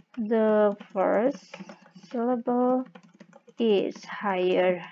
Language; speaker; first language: English; non-native, fluent; Indonesian